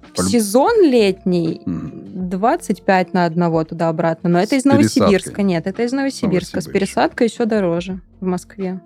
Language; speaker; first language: Russian; native; Russian